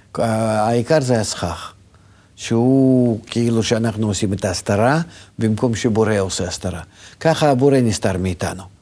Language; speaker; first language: Hebrew; non-native, fluent; Russian